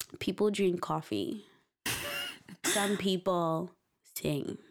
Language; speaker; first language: English; non-native, local second language; Shona